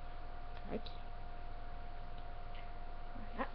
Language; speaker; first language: French; native; French